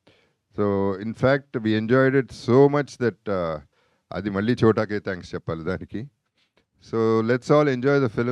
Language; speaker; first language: Telugu; native; Telugu